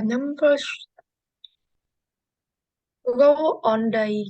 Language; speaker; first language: English; non-native, learner; Vietnamese